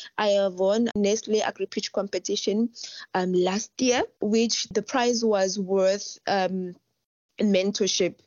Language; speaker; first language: English; non-native, local second language; Northern Sotho